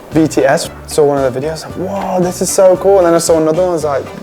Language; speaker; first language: English; native; English